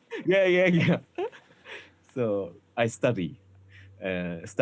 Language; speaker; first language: English; non-native, learner; Japanese